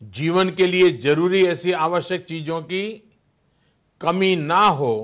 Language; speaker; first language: Hindi; native; Hindi